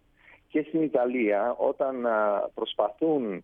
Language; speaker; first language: Greek; non-native, fluent; Italian